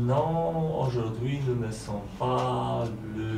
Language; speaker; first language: French; non-native, learner; Polish